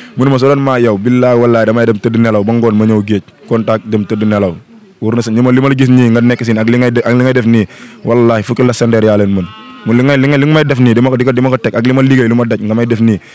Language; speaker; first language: Wolof; native; Wolof